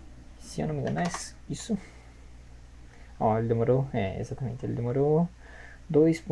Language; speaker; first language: Portuguese; native; Portuguese